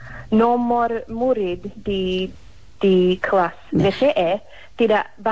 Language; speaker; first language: Indonesian; non-native, fluent; English